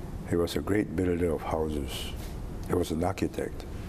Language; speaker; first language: English; native; English